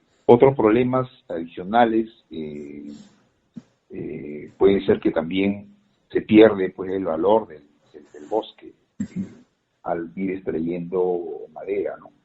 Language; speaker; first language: Spanish; native; Spanish